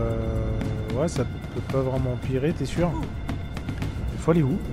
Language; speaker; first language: French; native; French